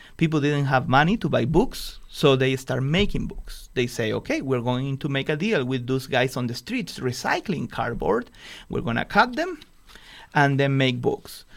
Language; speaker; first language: English; non-native, fluent; Spanish